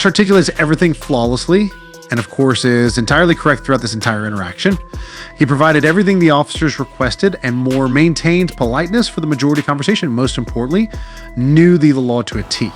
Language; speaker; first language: English; native; English